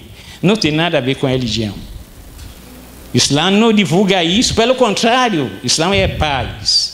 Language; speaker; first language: Portuguese; non-native, fluent; Arabic